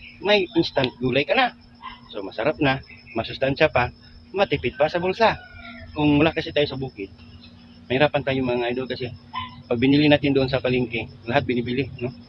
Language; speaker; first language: Filipino; non-native, local second language; Cebuano